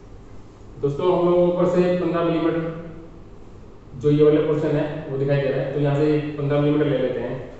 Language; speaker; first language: Hindi; native; Hindi